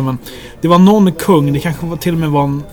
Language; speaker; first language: Swedish; native; Swedish